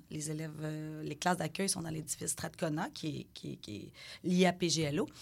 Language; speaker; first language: French; native; French